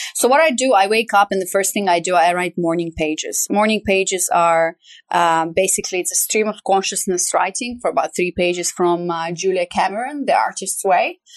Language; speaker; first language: English; non-native, fluent; Romanian